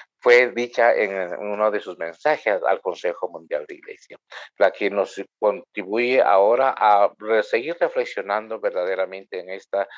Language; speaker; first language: Spanish; non-native, local second language; Kʼicheʼ